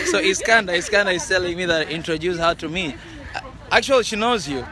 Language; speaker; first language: English; non-native, local second language; Swahili